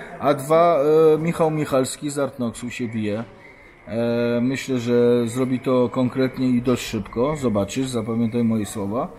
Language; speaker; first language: Polish; non-native, fluent; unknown